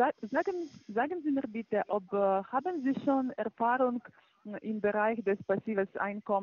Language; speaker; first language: German; non-native, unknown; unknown